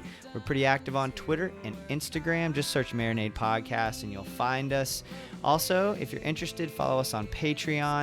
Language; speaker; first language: English; native; English